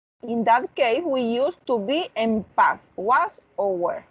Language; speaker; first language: English; non-native, learner; Spanish